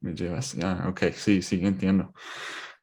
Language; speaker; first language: Spanish; non-native, learner; English